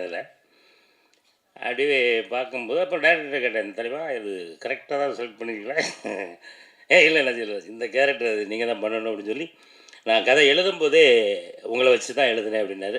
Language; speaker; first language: Tamil; native; Tamil